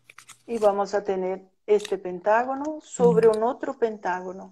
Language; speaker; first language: Spanish; non-native, fluent; Portuguese